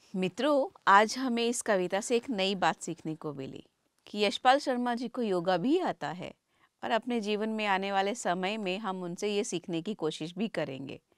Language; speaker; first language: Hindi; native; Hindi